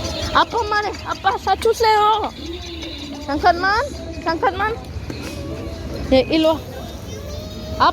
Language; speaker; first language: Korean; non-native, learner; Spanish